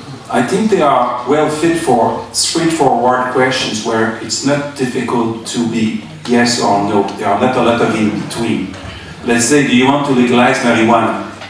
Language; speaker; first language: English; non-native, fluent; French